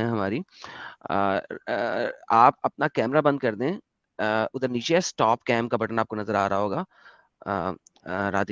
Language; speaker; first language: Hindi; native; Hindi